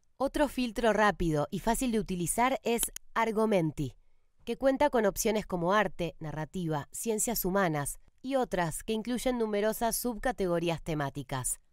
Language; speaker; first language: Spanish; native; Spanish